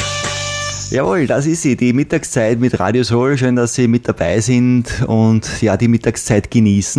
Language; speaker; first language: German; native; German